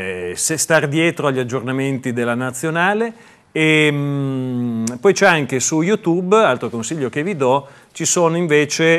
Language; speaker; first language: Italian; native; Italian